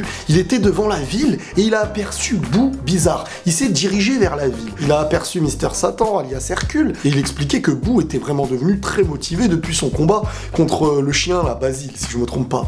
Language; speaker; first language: French; native; French